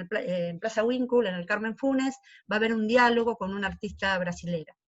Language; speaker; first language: Spanish; native; Spanish